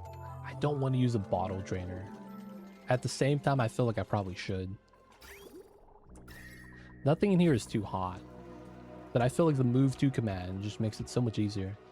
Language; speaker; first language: English; native; English